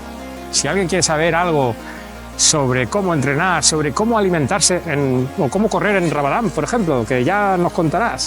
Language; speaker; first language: Spanish; native; Spanish